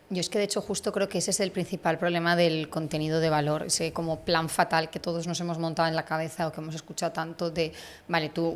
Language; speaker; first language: Spanish; native; Spanish